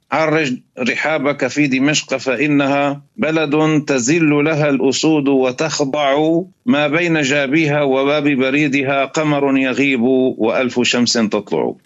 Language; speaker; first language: Arabic; native; Arabic